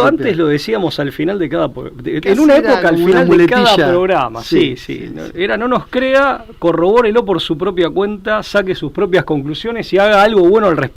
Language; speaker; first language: Spanish; native; Spanish